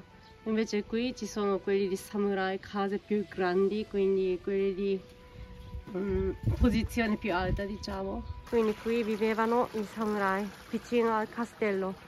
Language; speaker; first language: Italian; non-native, fluent; Japanese